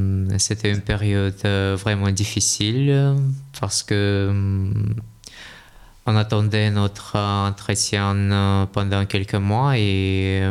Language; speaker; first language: French; non-native, fluent; Russian